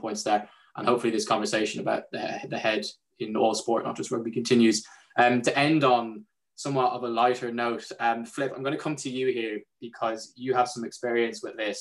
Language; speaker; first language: English; native; English